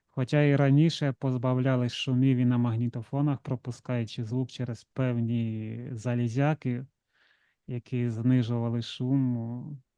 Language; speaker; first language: Ukrainian; non-native, local second language; Russian